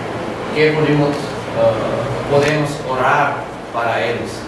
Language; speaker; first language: Portuguese; non-native, learner; Spanish